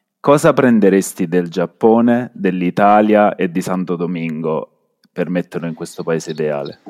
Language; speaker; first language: Italian; native; Italian